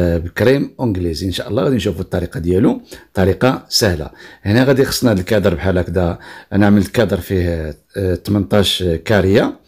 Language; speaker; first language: Arabic; native; Arabic